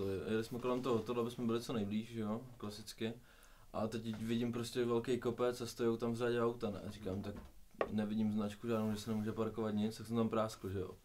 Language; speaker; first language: Czech; native; Czech